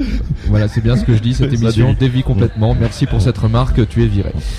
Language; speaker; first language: French; native; French